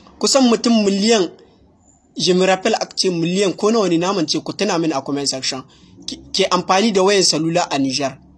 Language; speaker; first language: Hausa; native; Hausa